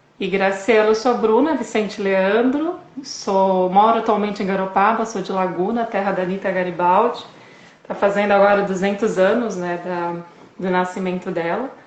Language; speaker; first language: Portuguese; native; Portuguese